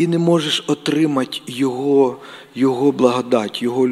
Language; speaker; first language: Czech; non-native, learner; Ukrainian